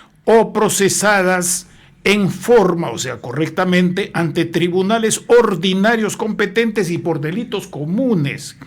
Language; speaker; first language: Spanish; native; Spanish